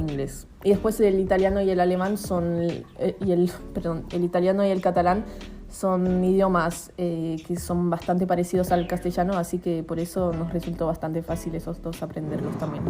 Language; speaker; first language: Spanish; early bilingual, heritage; Spanish